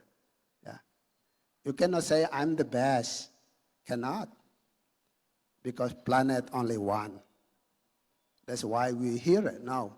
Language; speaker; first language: English; non-native, learner; Indonesian